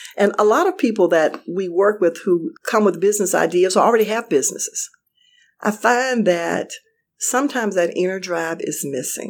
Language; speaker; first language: English; native; English